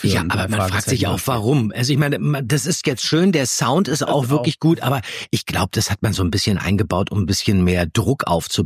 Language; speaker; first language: German; native; German